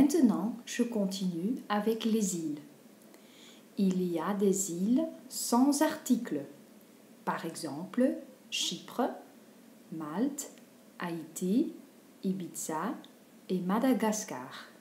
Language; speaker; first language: French; non-native, fluent; Dutch